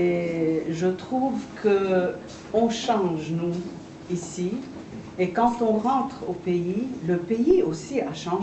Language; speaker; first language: French; non-native, local second language; Arabic